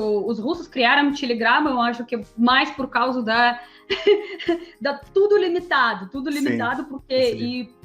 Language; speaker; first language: Portuguese; non-native, fluent; Russian